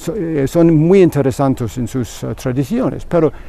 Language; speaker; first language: Spanish; non-native, fluent; English